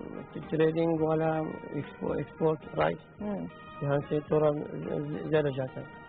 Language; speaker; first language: Hindi; non-native, learner; Arabic